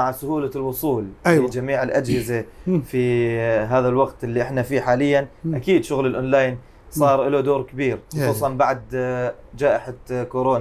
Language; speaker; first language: Arabic; native; Arabic